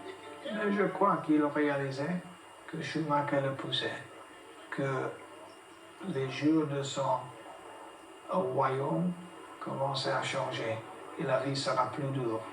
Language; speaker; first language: French; non-native, fluent; English